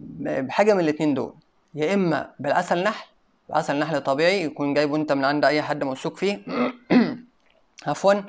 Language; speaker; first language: Arabic; native; Arabic